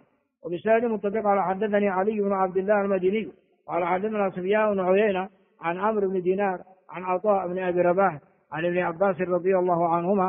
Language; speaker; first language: Arabic; non-native, fluent; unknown